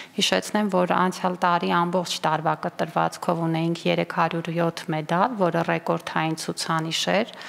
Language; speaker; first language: Armenian; native; Armenian